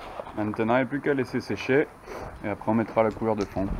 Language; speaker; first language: French; native; French